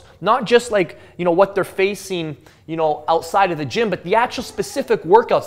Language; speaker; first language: English; native; English